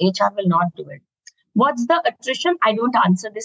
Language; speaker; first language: English; non-native, local second language; Hindi